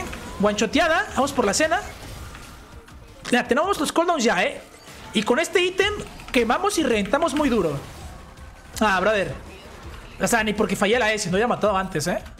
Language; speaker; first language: Spanish; native; Spanish